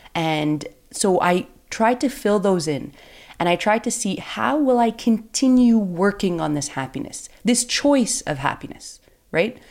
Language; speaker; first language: English; native; English